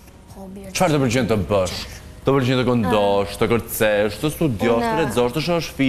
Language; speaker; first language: Albanian; native; Albanian